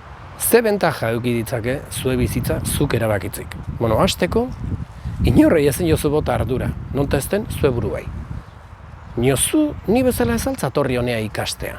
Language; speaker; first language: Basque; native; Basque